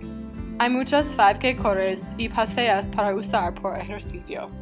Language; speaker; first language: Spanish; non-native, learner; English